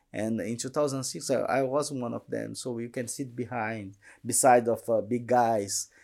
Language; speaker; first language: English; non-native, fluent; Portuguese